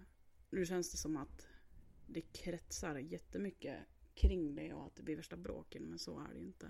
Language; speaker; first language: Swedish; native; Swedish